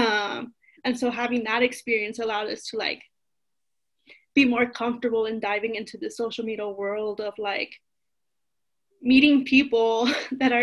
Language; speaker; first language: English; early bilingual, other home language; Spanish